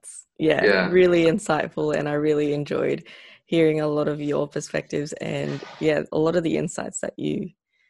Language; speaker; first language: English; non-native, local second language; Filipino